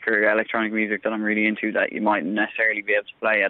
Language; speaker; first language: English; native; English